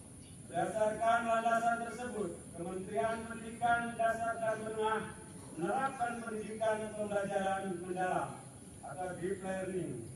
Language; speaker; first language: Indonesian; native; Indonesian